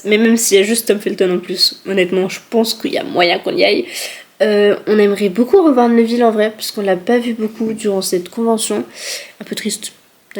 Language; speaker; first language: French; native; French